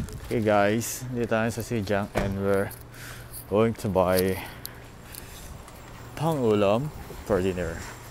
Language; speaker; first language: English; non-native, local second language; Filipino